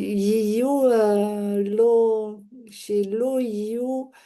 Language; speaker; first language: Hebrew; non-native, learner; French